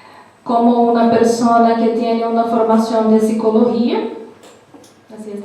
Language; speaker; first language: Spanish; non-native, learner; Portuguese